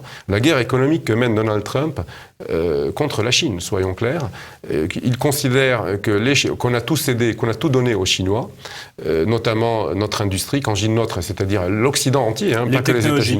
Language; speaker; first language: French; native; French